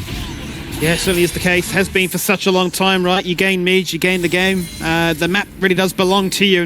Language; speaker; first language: English; native; English